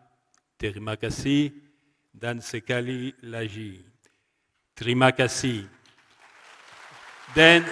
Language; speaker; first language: Indonesian; non-native, learner; French